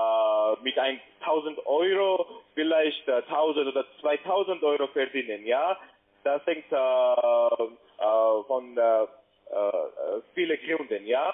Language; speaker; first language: German; non-native, learner; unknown